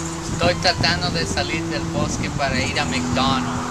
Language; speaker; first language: Spanish; non-native, learner; English